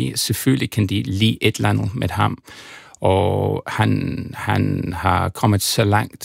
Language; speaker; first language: Danish; non-native, fluent; German